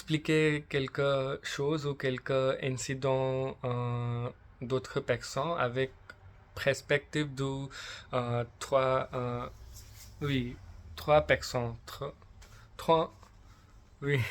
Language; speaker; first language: French; non-native, learner; English